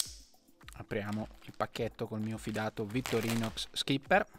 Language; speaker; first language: Italian; native; Italian